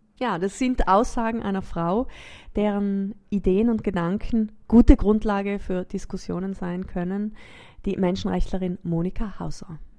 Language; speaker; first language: German; native; German